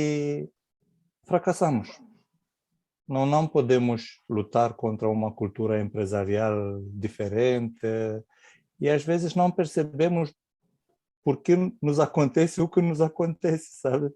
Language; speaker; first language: Portuguese; non-native, fluent; Romanian